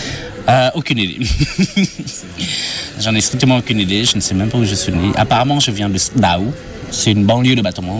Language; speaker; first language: French; non-native, fluent; Khmer